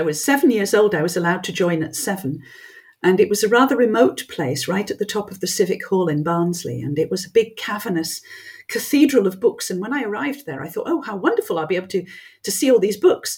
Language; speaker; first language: English; non-native, local second language; French